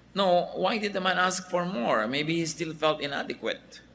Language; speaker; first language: English; non-native, local second language; Filipino